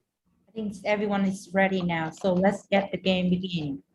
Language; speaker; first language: English; non-native, fluent; Vietnamese